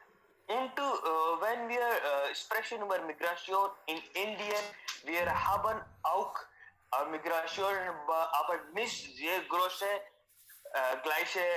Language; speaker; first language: German; non-native, learner; Hindi